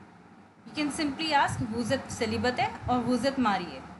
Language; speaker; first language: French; non-native, fluent; Hindi